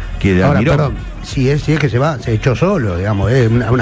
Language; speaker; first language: Spanish; native; Spanish